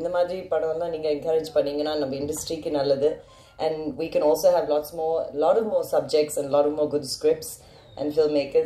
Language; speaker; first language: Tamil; early bilingual, heritage; Tamil